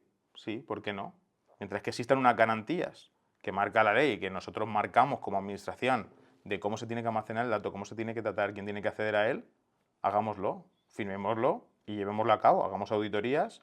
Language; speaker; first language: Spanish; native; Spanish